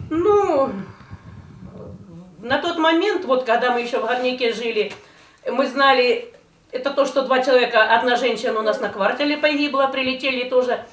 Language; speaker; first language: Russian; native; Russian